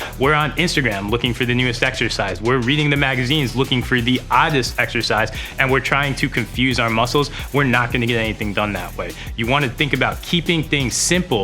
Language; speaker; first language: English; native; English